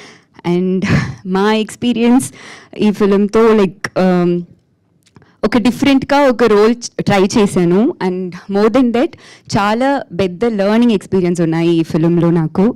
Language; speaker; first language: Telugu; non-native, fluent; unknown